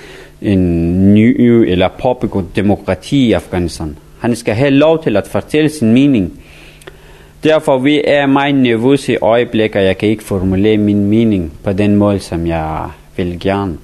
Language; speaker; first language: Danish; non-native, learner; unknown